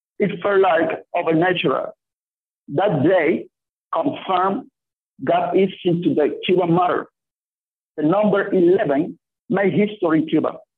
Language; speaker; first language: English; non-native, learner; Spanish